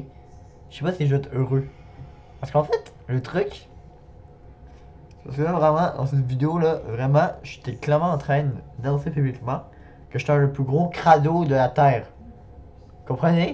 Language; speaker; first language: French; native; French